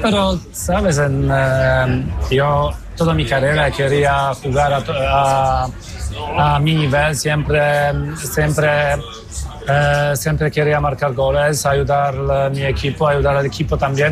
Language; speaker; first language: Spanish; non-native, fluent; Polish